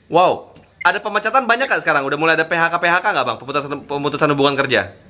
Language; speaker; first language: Indonesian; native; Indonesian